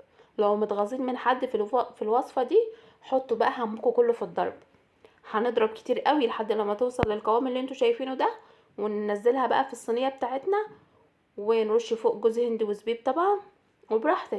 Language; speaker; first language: Arabic; native; Arabic